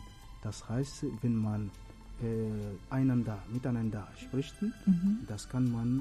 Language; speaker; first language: German; non-native, learner; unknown